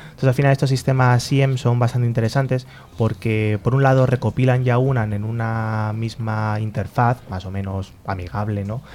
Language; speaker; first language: Spanish; native; Spanish